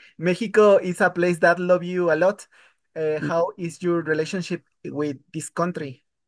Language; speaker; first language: English; non-native, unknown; Spanish